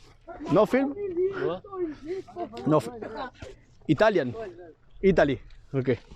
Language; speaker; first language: English; non-native, learner; Italian